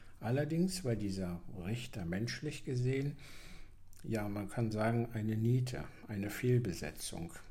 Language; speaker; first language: German; native; German